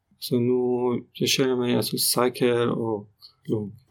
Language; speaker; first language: Swedish; non-native, learner; Persian